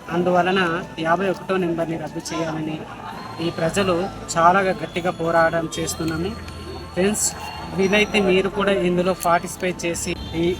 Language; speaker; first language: Telugu; native; Telugu